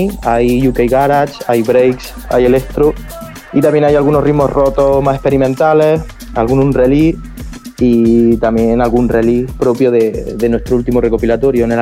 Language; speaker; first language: Spanish; native; Spanish